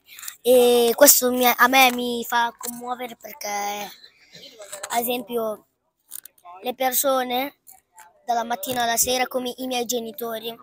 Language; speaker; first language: Italian; early bilingual, other home language; Fula